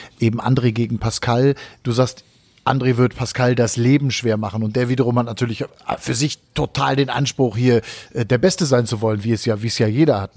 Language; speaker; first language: German; native; German